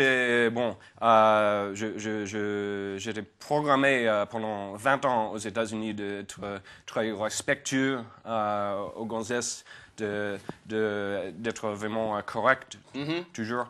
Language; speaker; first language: French; non-native, fluent; English